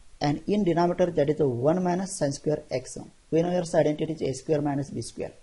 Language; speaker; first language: English; non-native, local second language; Marathi